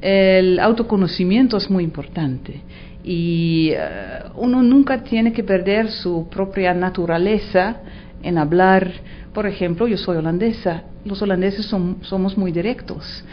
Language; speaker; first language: Spanish; non-native, fluent; Dutch